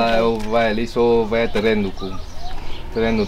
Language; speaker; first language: Portuguese; non-native, learner; Vietnamese